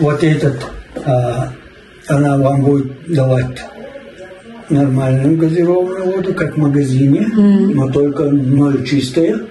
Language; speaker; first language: Russian; non-native, fluent; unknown